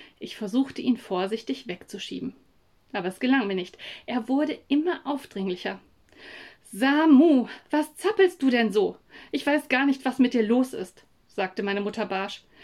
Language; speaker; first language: German; native; German